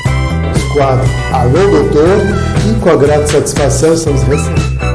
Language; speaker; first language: Portuguese; native; Portuguese